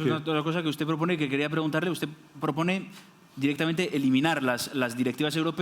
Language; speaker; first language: Spanish; native; Spanish